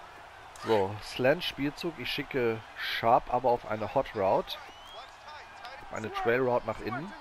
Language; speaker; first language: German; native; German